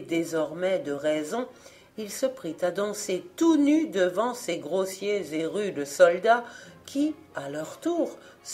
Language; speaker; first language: French; native; French